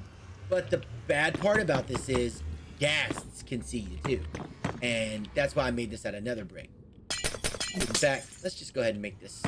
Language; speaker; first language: English; native; English